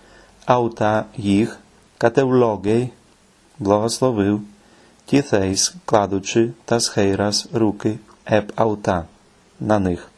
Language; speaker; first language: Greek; non-native, fluent; Ukrainian